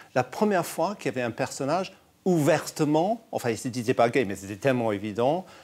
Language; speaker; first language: French; non-native, fluent; English